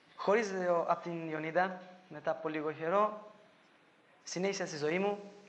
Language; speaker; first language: Greek; non-native, fluent; Albanian